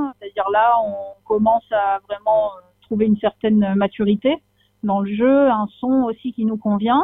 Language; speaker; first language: French; native; French